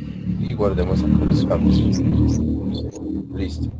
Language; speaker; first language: Spanish; native; Spanish